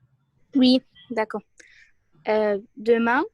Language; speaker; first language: French; non-native, learner; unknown